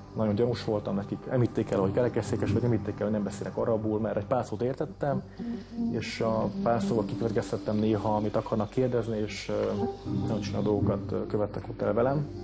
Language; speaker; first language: Hungarian; native; Hungarian